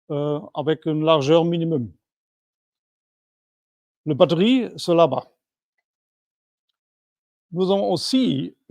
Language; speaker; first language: French; non-native, fluent; German